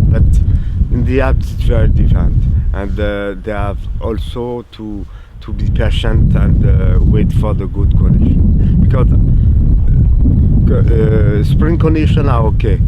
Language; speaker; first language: English; non-native, learner; French